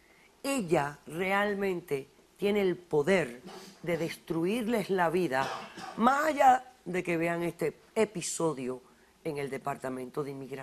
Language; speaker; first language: Spanish; native; Spanish